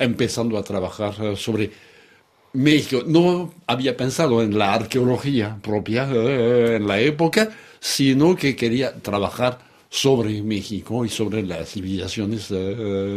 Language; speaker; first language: Spanish; non-native, fluent; French